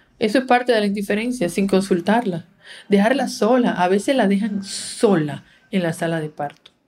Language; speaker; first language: Spanish; native; Spanish